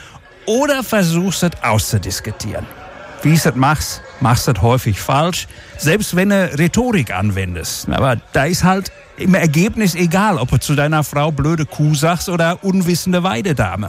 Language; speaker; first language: German; native; German